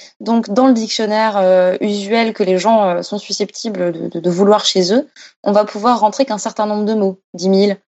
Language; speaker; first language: French; native; French